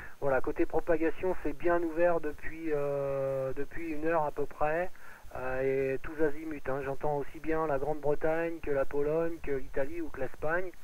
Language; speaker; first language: French; native; French